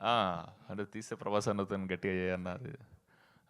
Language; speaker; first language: Telugu; native; Telugu